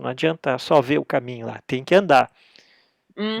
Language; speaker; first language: Portuguese; native; Portuguese